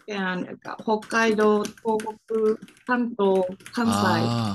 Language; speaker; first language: Korean; non-native, learner; Japanese